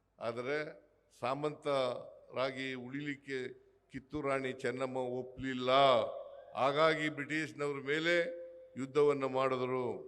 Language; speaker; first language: Kannada; native; Kannada